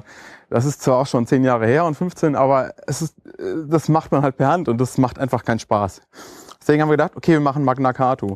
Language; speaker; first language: German; native; German